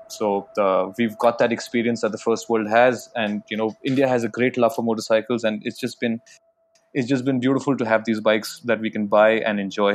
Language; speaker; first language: English; non-native, local second language; Hindi